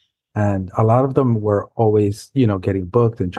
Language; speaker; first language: English; early bilingual, other home language; Spanish